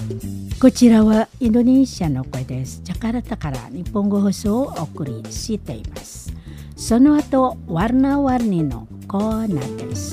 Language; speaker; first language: Japanese; non-native, learner; Indonesian